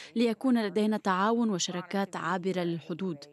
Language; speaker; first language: Arabic; early bilingual, other home language; Persian